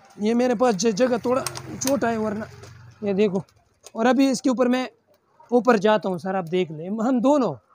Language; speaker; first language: Urdu; non-native, local second language; Pashto